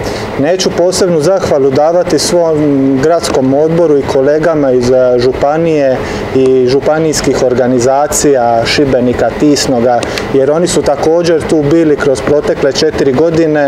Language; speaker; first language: Serbian; native; Serbian